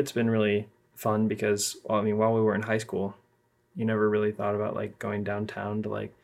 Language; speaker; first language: English; native; English